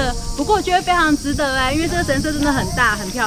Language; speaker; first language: Chinese; native; Chinese